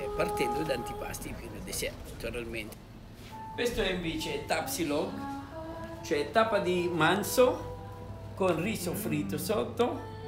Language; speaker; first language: Italian; non-native, fluent; Filipino